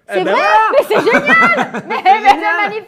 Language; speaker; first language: French; native; French